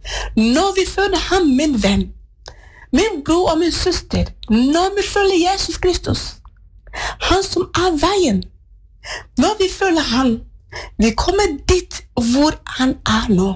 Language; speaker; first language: Norwegian; non-native, fluent; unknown